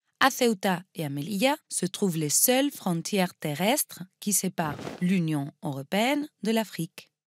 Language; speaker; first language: French; non-native, fluent; Spanish